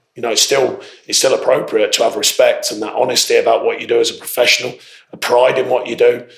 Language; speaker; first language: English; native; English